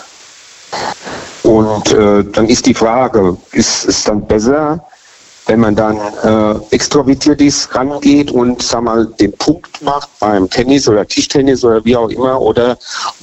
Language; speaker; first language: German; native; German